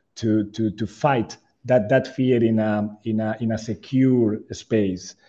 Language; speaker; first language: English; non-native, fluent; Spanish